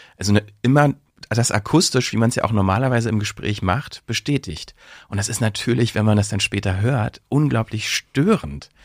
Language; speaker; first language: German; native; German